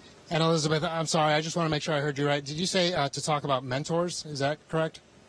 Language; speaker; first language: English; early bilingual, other home language; Spanish